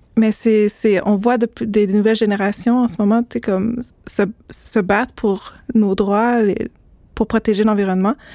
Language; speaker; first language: French; native; French